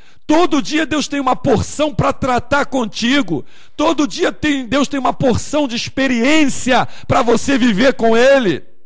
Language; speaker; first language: Portuguese; native; Portuguese